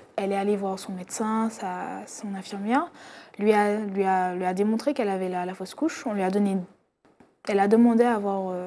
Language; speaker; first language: French; native; French